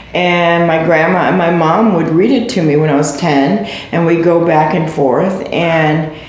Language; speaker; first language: English; native; English